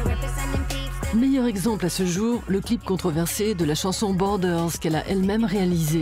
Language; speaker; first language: French; native; French